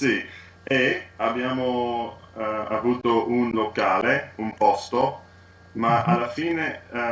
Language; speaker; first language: Italian; non-native, learner; English